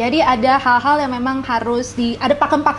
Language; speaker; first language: Indonesian; native; Indonesian